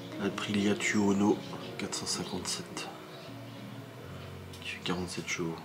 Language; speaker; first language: French; native; French